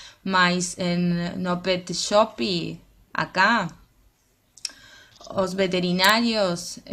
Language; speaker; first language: Portuguese; non-native, learner; Spanish